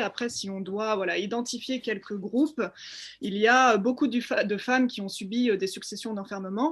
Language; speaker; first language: French; native; French